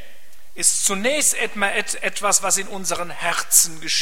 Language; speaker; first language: German; native; German